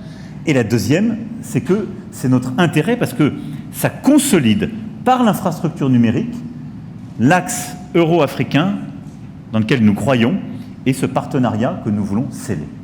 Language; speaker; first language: French; native; French